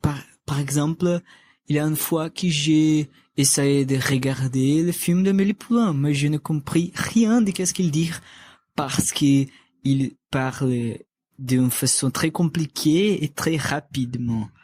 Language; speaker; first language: French; non-native, learner; Portuguese